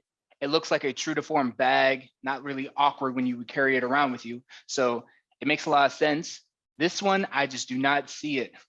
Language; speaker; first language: English; native; English